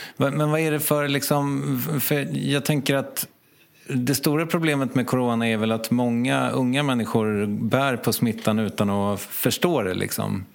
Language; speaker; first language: Swedish; native; Swedish